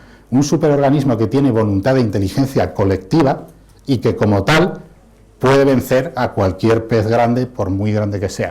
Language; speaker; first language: Spanish; native; Spanish